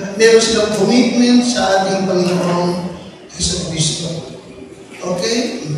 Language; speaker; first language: Filipino; native; Filipino